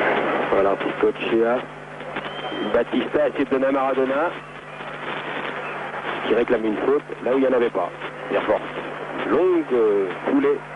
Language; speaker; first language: French; native; French